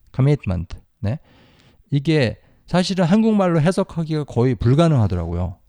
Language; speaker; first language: Korean; native; Korean